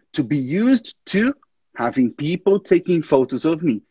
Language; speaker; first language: English; non-native, fluent; Portuguese